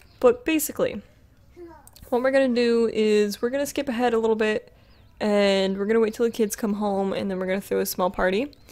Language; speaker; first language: English; native; English